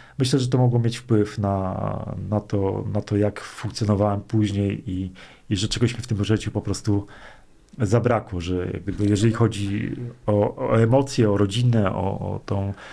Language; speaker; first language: Polish; native; Polish